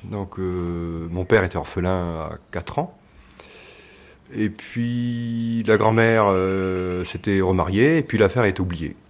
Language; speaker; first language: French; native; French